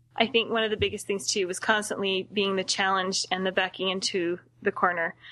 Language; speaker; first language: English; native; English